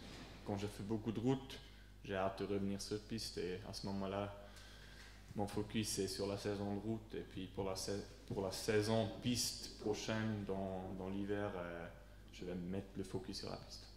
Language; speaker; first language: French; non-native, local second language; Swiss German